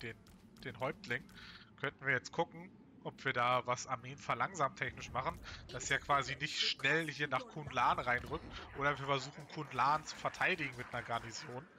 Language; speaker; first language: German; native; German